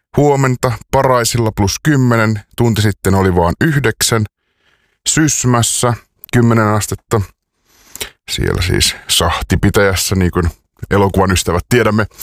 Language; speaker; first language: Finnish; native; Finnish